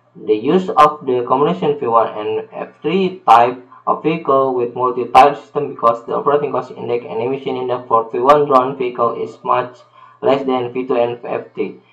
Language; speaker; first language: English; non-native, learner; Indonesian